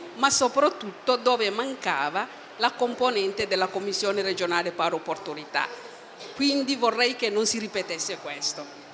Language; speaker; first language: Italian; non-native, fluent; Somali